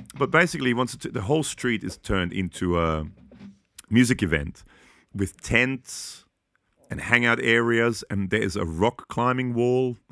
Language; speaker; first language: English; non-native, fluent; German